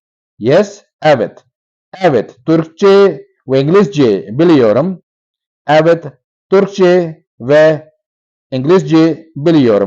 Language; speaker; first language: Turkish; non-native, learner; Urdu